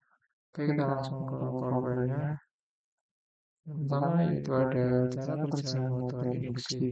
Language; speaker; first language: Indonesian; native; Indonesian